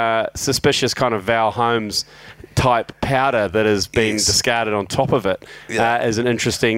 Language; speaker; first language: English; native; English